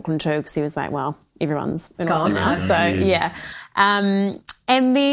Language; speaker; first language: English; native; English